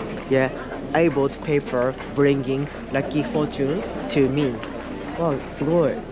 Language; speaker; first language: English; non-native, learner; Japanese